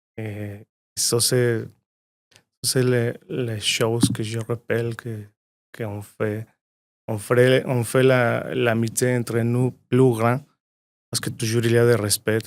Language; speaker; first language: French; non-native, learner; Spanish